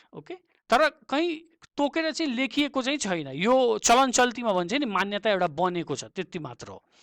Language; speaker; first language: Nepali; native; Nepali